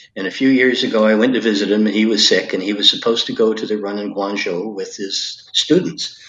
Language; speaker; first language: English; native; English